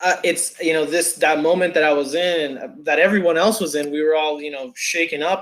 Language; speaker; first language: English; native; English